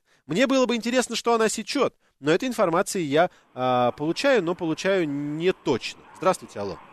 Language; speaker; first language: Russian; native; Russian